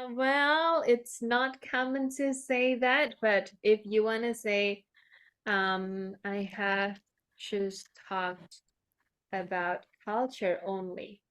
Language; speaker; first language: English; non-native, fluent; Indonesian